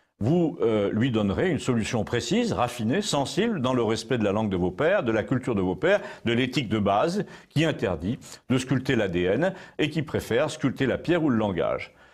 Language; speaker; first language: French; native; French